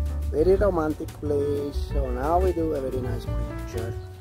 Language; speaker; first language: English; non-native, learner; Italian